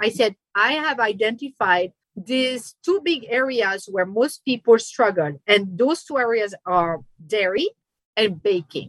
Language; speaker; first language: English; non-native, fluent; French